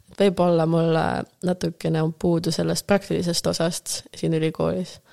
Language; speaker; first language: Estonian; non-native, local second language; Russian